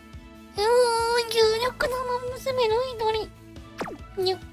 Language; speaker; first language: Japanese; native; Japanese